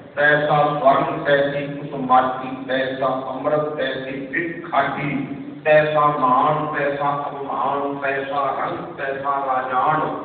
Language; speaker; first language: Hindi; non-native, local second language; Punjabi